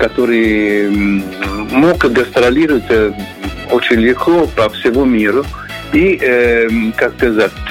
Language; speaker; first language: Russian; non-native, learner; Italian